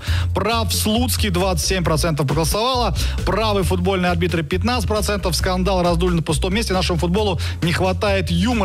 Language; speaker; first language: Russian; native; Russian